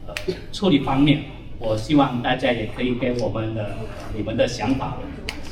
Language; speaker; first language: Chinese; non-native, learner; Indonesian